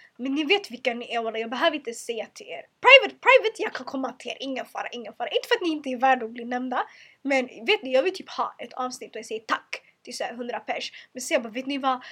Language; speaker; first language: Swedish; early bilingual, other home language; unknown